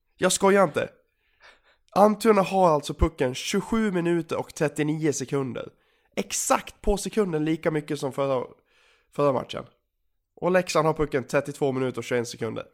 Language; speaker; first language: Swedish; native; Swedish